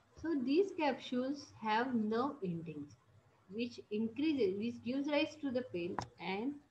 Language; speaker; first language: English; non-native, local second language; Marathi